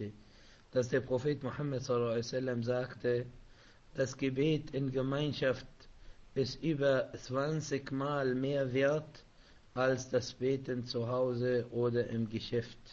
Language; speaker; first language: German; non-native, fluent; Arabic